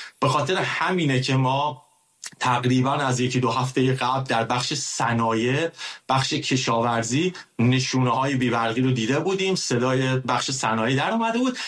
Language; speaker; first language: Persian; native; Persian